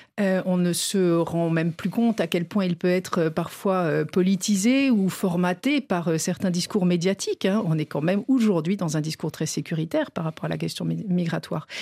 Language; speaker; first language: French; native; French